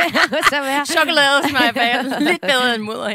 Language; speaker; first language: Danish; non-native, fluent; English